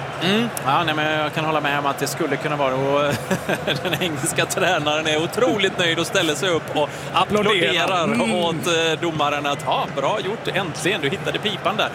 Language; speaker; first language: Swedish; native; Swedish